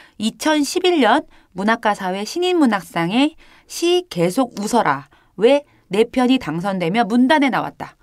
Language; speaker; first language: Korean; native; Korean